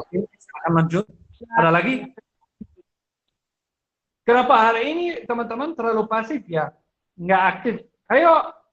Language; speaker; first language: Indonesian; non-native, fluent; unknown